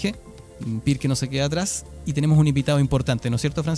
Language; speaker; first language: Spanish; native; Spanish